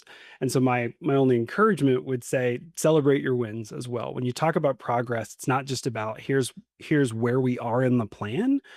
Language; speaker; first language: English; native; English